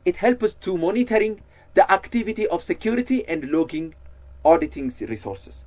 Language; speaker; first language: English; non-native, local second language; Amharic